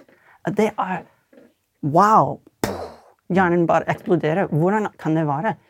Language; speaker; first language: Norwegian; non-native, fluent; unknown